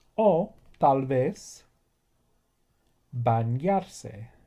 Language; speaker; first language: Spanish; non-native, fluent; English